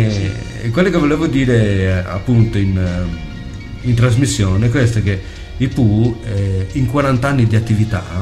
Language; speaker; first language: Italian; native; Italian